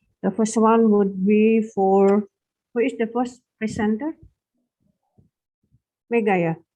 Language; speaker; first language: English; non-native, fluent; Indonesian